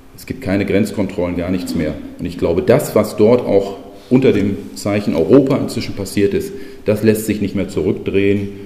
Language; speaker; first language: German; native; German